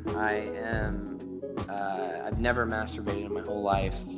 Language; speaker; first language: English; native; English